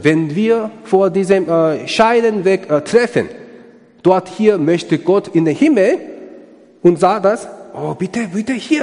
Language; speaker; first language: German; non-native, learner; Korean